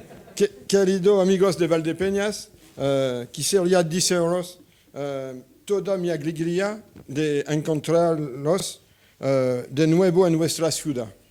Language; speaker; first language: Spanish; non-native, learner; French